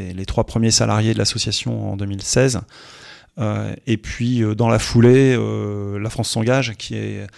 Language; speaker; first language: French; native; French